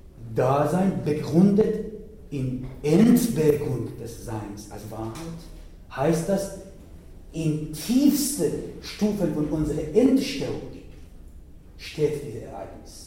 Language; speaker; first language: German; non-native, learner; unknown